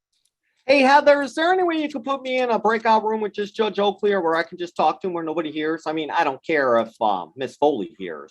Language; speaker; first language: English; native; English